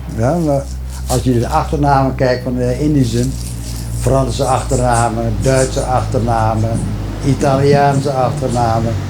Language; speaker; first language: Dutch; early bilingual, other home language; Javanese